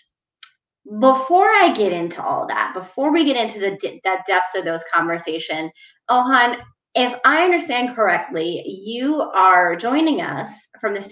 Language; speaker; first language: English; native; English